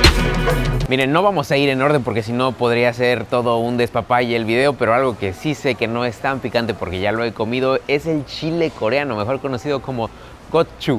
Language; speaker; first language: Spanish; native; Spanish